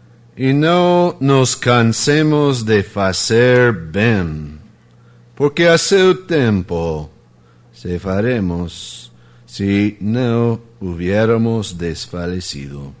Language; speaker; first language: Spanish; non-native, fluent; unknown